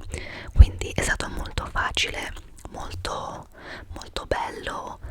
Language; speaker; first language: Italian; non-native, fluent; English